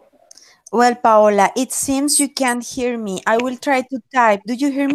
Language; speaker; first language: English; non-native, fluent; Spanish